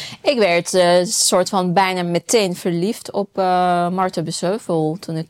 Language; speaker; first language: Dutch; non-native, fluent; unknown